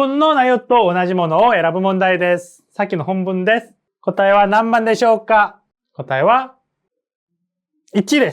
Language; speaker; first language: Japanese; non-native, fluent; Korean